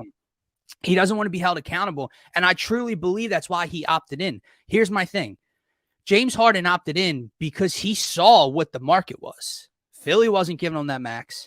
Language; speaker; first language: English; native; English